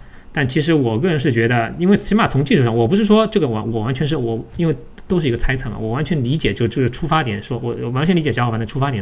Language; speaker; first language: Chinese; native; Chinese